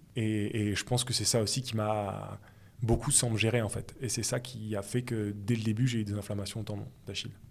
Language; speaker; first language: French; native; French